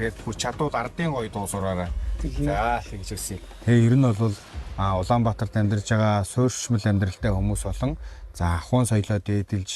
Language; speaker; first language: Mongolian; native; Mongolian